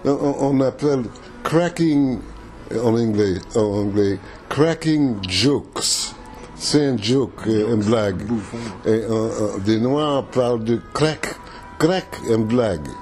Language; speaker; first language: French; non-native, fluent; English